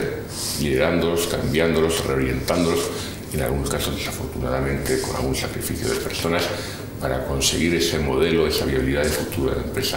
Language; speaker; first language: Spanish; native; Spanish